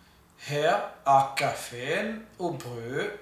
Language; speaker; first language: Norwegian; non-native, learner; French